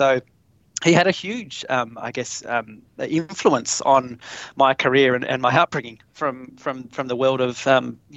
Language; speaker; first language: English; native; English